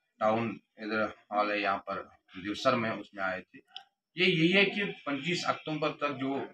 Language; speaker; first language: Hindi; non-native, local second language; Kashmiri